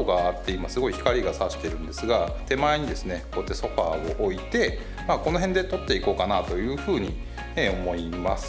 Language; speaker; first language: Japanese; native; Japanese